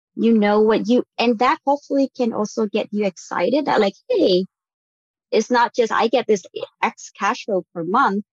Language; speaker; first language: English; non-native, fluent; Vietnamese